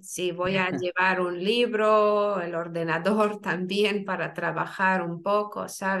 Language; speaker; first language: Spanish; non-native, fluent; Lithuanian